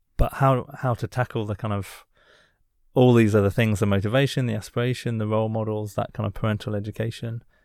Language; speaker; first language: English; native; English